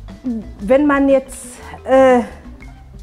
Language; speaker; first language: German; non-native, fluent; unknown